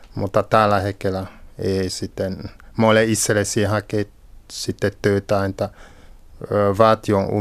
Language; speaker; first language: Finnish; non-native, fluent; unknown